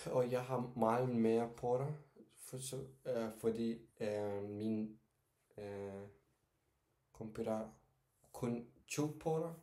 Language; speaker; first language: Danish; non-native, learner; Turkish